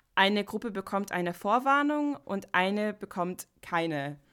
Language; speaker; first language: German; non-native, fluent; English